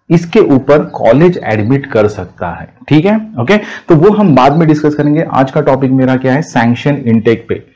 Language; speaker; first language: Hindi; non-native, local second language; Marathi